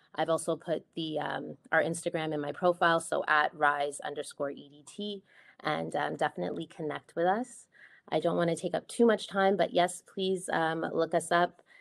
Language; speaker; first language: English; native; English